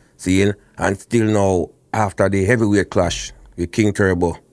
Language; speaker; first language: English; non-native, local second language; Jamaican Creole English